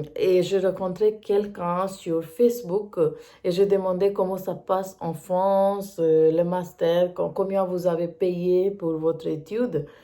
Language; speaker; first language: French; non-native, learner; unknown